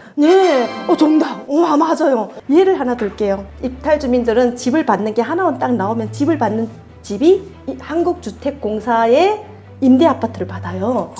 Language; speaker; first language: Korean; native; Korean